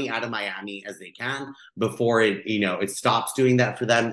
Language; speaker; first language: English; non-native, fluent; Spanish